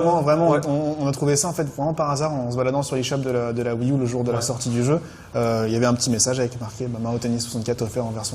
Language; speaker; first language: French; native; French